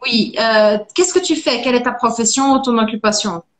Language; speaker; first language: French; non-native, fluent; Portuguese